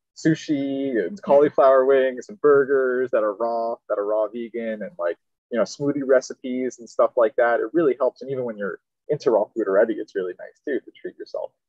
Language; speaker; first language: English; native; English